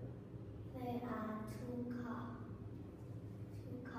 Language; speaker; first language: English; non-native, learner; Vietnamese